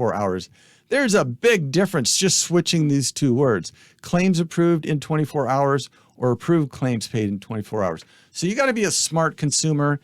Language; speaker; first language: English; native; English